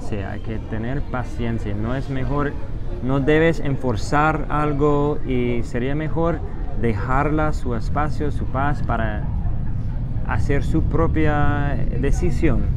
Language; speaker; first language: Spanish; non-native, fluent; English